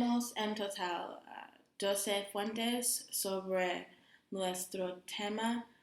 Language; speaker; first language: Spanish; non-native, learner; English